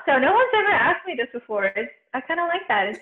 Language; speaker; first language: English; native; English